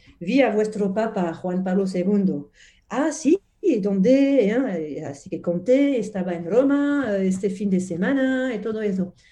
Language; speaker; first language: Spanish; non-native, fluent; French